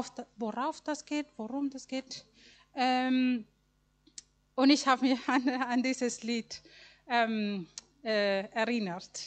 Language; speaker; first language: German; non-native, learner; Spanish